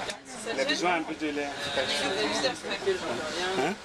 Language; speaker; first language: French; non-native, fluent; Arabic